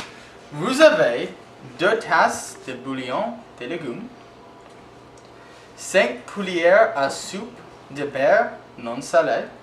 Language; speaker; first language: French; non-native, learner; English